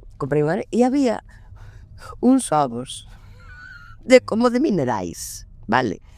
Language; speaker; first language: Galician; non-native, local second language; Spanish